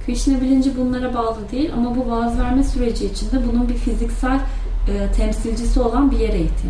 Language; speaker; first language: Turkish; native; Turkish